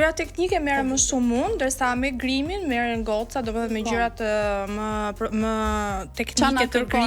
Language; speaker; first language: Albanian; native; Albanian